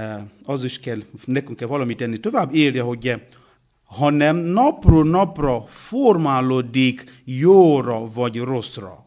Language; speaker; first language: Hungarian; non-native, learner; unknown